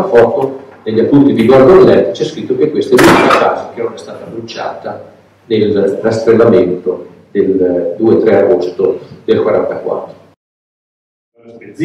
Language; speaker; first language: Italian; native; Italian